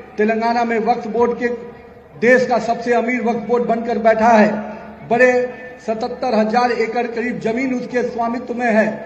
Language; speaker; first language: Hindi; native; Hindi